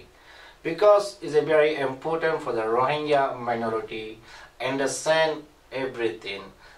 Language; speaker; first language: English; non-native, learner; Rohingya